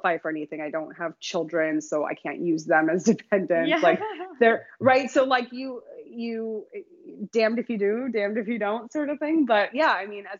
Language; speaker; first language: English; native; English